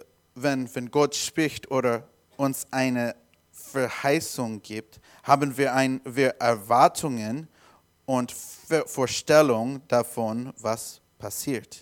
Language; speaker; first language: German; non-native, learner; English